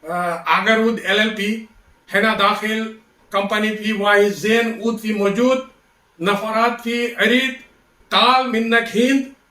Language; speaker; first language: Arabic; non-native, learner; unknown